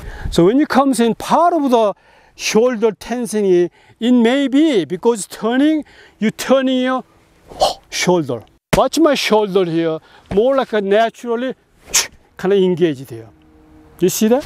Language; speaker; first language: English; non-native, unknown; Korean